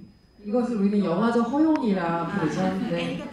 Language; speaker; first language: Korean; native; Korean